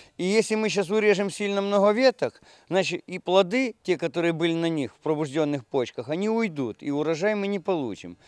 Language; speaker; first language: Russian; non-native, local second language; Ukrainian